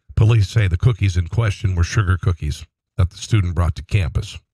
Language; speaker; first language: English; native; English